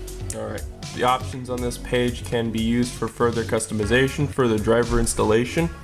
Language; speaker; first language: English; native; English